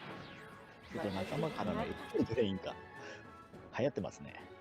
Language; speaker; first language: Japanese; native; Japanese